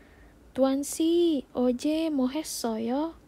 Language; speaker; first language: Korean; non-native, fluent; Indonesian